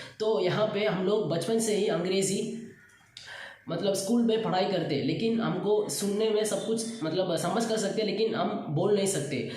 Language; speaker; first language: Hindi; non-native, local second language; Tamil